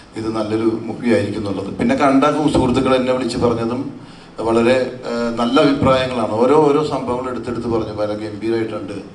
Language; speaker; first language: Malayalam; native; Malayalam